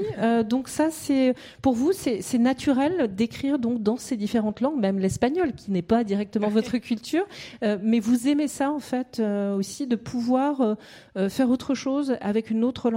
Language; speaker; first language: French; native; French